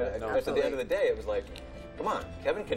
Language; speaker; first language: English; native; English